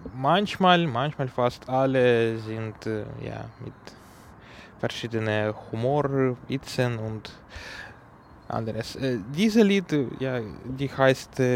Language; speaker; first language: German; non-native, learner; Ukrainian